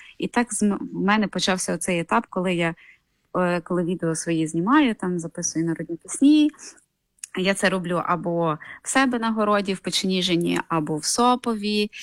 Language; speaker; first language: Ukrainian; native; Ukrainian